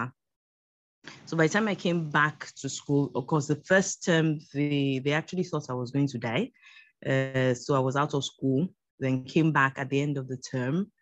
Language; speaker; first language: English; non-native, local second language; Yoruba